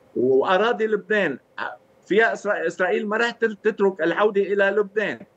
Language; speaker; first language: Arabic; native; Arabic